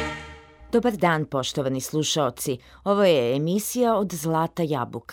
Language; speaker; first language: Serbian; native; Serbian